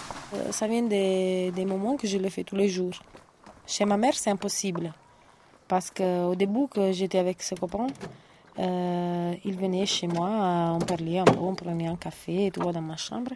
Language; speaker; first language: French; non-native, fluent; Italian